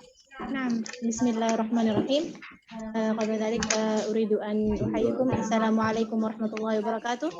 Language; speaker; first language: Arabic; non-native, learner; Indonesian